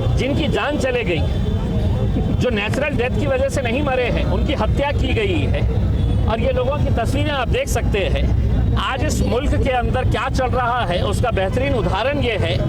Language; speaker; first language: Urdu; native; Urdu